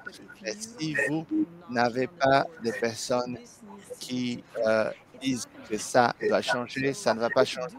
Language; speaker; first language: French; non-native, learner; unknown